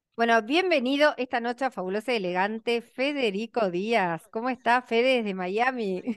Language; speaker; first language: Spanish; native; Spanish